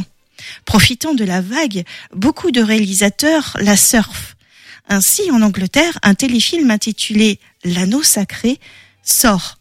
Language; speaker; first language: French; native; French